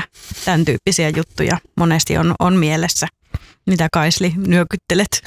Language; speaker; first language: Finnish; native; Finnish